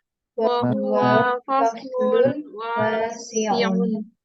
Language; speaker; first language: Arabic; non-native, learner; Indonesian